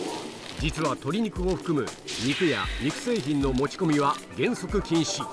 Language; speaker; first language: Japanese; native; Japanese